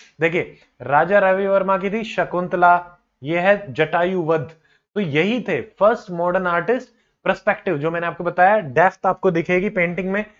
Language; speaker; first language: Hindi; native; Hindi